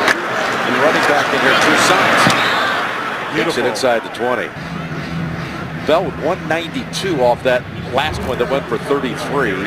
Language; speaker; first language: English; native; English